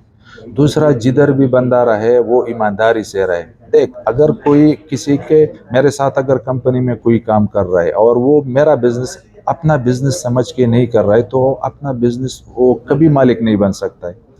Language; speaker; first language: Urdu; non-native, local second language; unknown